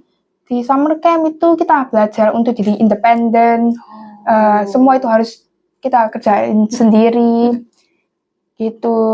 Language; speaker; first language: Indonesian; non-native, local second language; English